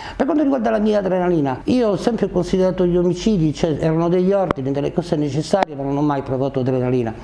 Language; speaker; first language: Italian; native; Italian